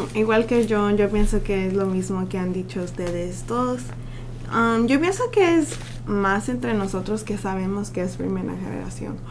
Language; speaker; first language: Spanish; early bilingual, heritage; Spanish